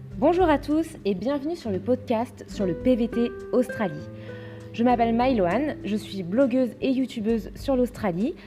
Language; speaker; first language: French; native; French